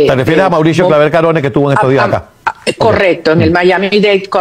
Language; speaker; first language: Spanish; native; Spanish